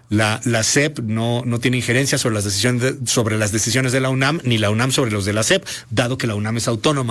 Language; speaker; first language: Spanish; native; Spanish